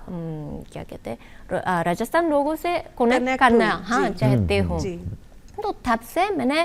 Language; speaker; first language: Hindi; non-native, learner; Japanese